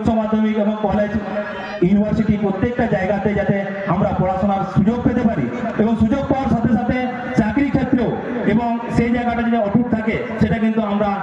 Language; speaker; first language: Bangla; non-native, local second language; Santali